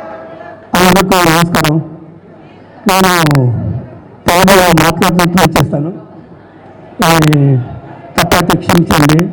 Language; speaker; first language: Telugu; non-native, learner; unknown